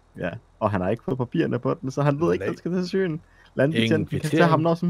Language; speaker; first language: Danish; native; Danish